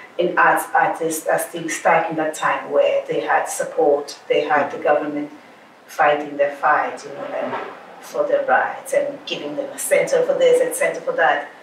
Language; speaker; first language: English; non-native, fluent; Portuguese